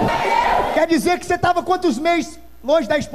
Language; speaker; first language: Portuguese; native; Portuguese